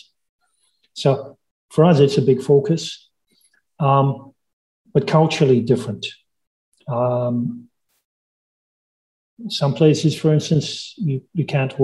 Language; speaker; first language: English; native; English